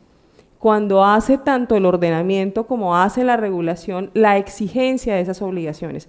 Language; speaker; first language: Spanish; native; Spanish